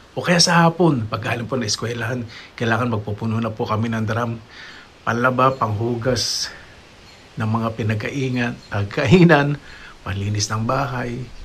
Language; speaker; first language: Filipino; native; Filipino